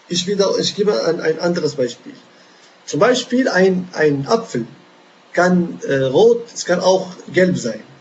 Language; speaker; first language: German; non-native, fluent; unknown